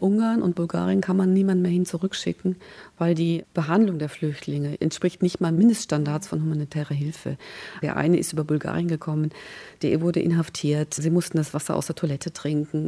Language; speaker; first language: German; native; German